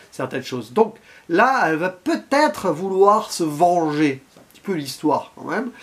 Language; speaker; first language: French; native; French